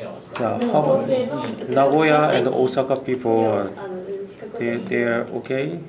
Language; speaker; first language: English; non-native, learner; Japanese